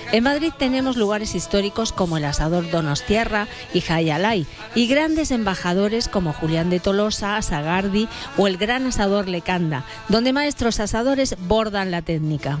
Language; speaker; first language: Spanish; native; Spanish